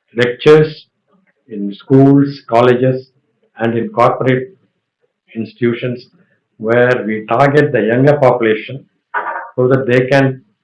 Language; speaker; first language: English; non-native, local second language; Tamil